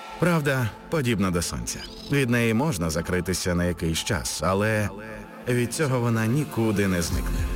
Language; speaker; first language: Ukrainian; native; Ukrainian